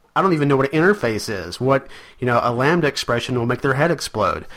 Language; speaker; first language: English; native; English